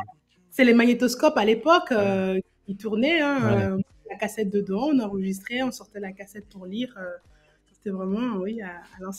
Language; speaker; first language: French; native; French